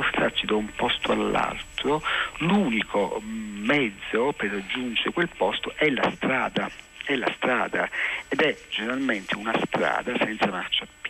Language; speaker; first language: Italian; native; Italian